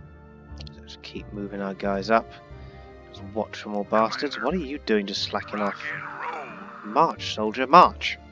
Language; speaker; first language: English; native; English